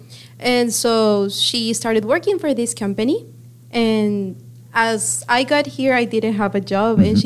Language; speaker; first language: English; non-native, fluent; Spanish